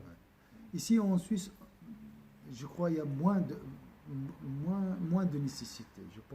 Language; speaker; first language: French; non-native, local second language; Arabic